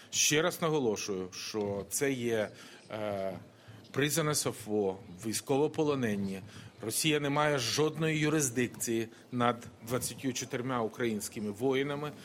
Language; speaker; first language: Ukrainian; non-native, local second language; Russian